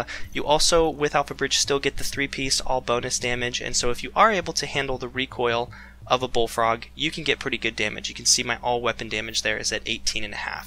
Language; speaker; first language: English; native; English